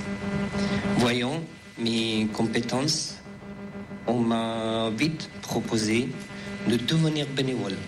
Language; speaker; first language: French; non-native, fluent; Persian